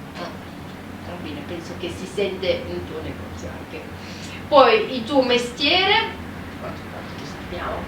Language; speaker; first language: Italian; non-native, fluent; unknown